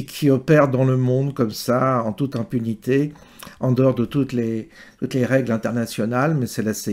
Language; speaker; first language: French; native; French